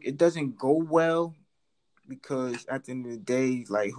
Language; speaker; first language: English; native; English